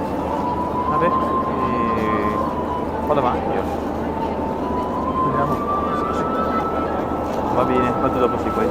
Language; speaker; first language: Italian; native; Italian